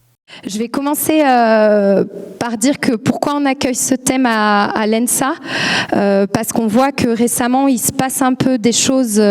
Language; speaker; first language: French; native; French